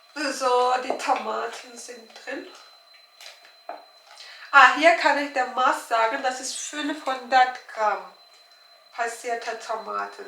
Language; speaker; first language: German; non-native, learner; Turkish